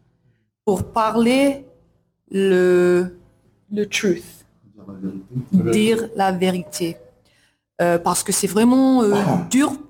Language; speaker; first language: French; non-native, learner; English